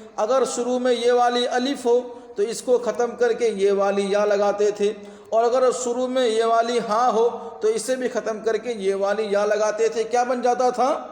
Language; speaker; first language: Urdu; native; Urdu